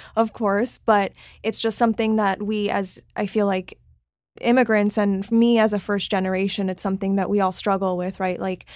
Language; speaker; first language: English; native; English